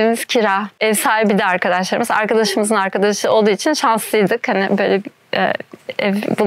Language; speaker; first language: Turkish; early bilingual, heritage; Turkish